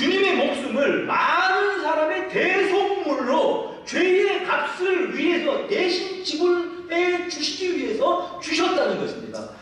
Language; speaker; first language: Korean; native; Korean